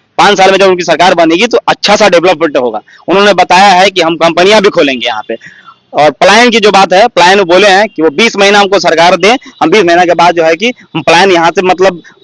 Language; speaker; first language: Hindi; native; Hindi